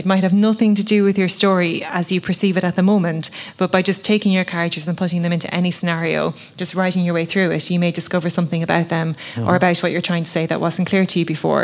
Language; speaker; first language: English; native; English